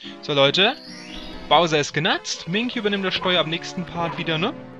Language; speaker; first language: German; native; German